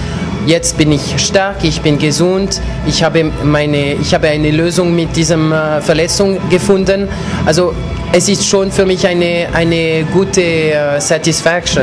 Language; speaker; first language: German; non-native, local second language; French